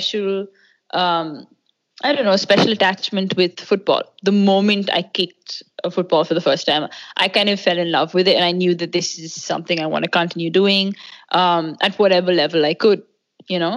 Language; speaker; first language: English; non-native, local second language; Hindi